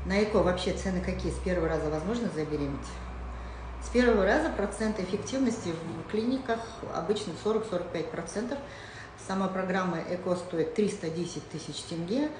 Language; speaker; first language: Russian; non-native, local second language; Kazakh